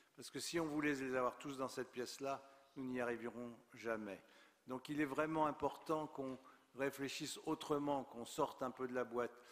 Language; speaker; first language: French; native; French